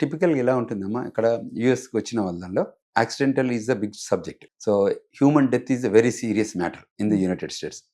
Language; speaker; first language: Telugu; native; Telugu